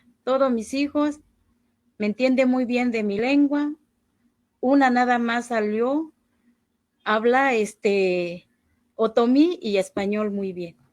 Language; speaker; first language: Spanish; non-native, local second language; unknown